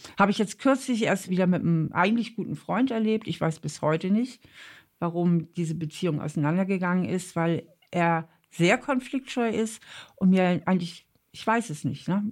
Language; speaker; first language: German; native; German